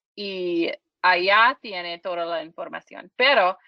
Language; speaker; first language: Spanish; non-native, learner; English